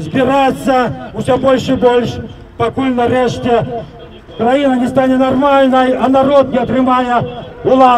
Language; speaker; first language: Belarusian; non-native, local second language; Russian